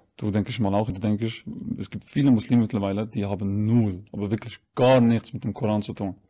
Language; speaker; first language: German; native; German